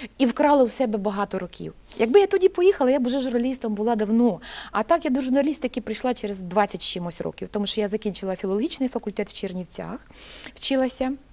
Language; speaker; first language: Ukrainian; native; Ukrainian